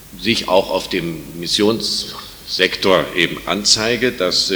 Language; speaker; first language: German; native; German